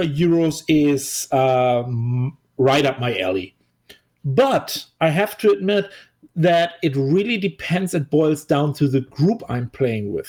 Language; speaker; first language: English; non-native, fluent; German